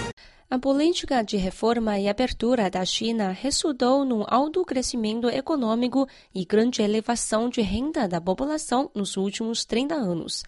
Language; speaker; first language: Portuguese; non-native, fluent; Chinese